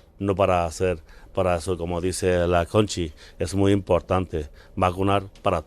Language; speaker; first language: Spanish; non-native, learner; Bangla